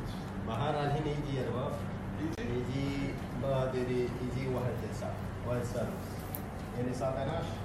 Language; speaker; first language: Arabic; non-native, learner; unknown